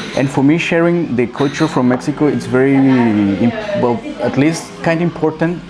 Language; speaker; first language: English; non-native, fluent; Spanish